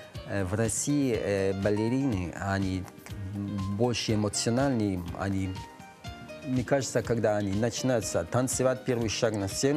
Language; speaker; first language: Russian; non-native, learner; French